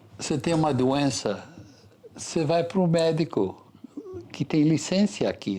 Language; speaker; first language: Portuguese; non-native, fluent; English